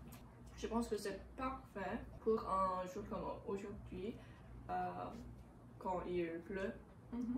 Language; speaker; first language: French; non-native, learner; English